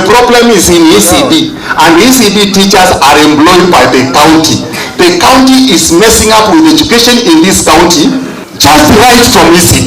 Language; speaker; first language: English; non-native, local second language; Gusii